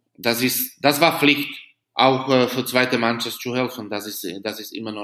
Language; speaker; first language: German; non-native, fluent; Slovak